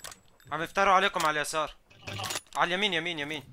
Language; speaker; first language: Arabic; native; Arabic